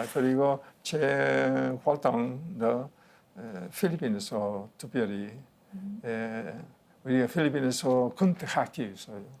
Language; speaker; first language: Korean; non-native, learner; Spanish